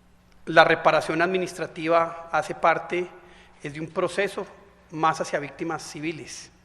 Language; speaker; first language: Spanish; native; Spanish